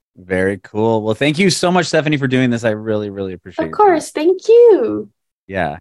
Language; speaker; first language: English; early bilingual, other home language; Indonesian